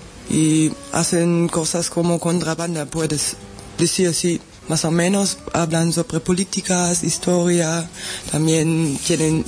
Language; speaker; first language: Spanish; non-native, fluent; German